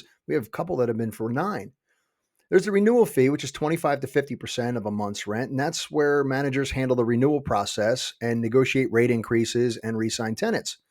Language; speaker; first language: English; native; English